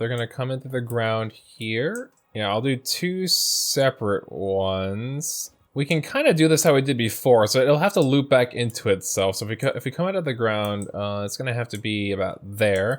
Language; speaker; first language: English; native; English